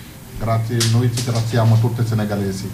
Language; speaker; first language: Italian; non-native, learner; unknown